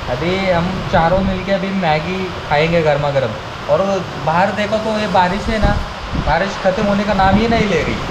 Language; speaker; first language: Hindi; non-native, local second language; Marathi